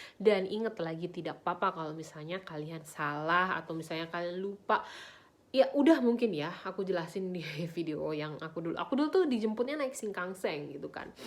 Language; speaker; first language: Indonesian; native; Indonesian